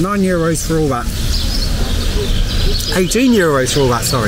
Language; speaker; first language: English; native; English